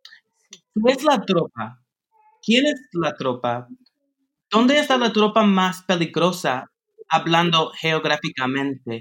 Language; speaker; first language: Spanish; non-native, fluent; English